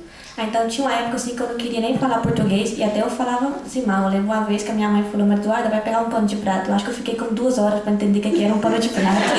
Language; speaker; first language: Portuguese; early bilingual, other home language; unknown